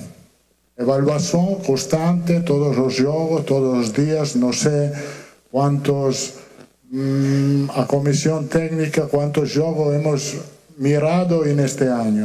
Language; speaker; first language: Portuguese; non-native, learner; Italian